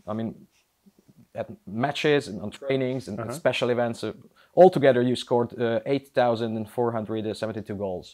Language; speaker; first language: English; non-native, fluent; Hungarian